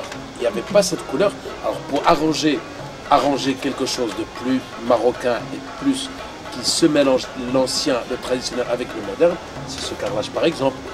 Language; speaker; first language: French; non-native, local second language; Arabic